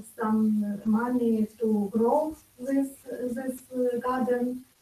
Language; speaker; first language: English; non-native, learner; Ukrainian